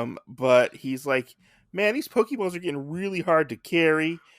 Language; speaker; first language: English; native; English